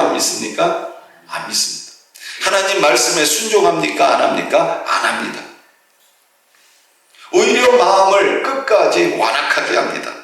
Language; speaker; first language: Korean; native; Korean